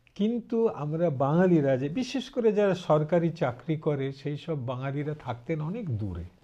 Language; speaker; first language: Bangla; early bilingual, heritage; Bangla